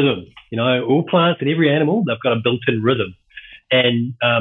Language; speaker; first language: English; native; English